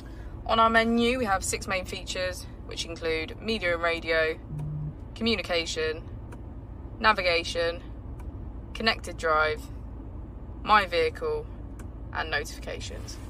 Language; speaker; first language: English; native; English